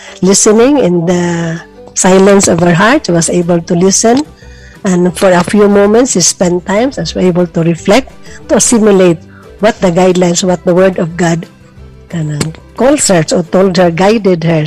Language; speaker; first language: English; non-native, local second language; Cebuano